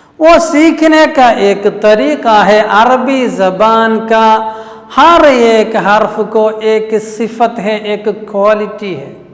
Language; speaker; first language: Urdu; non-native, local second language; Malayalam